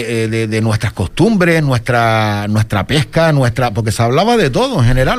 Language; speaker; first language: Spanish; native; Spanish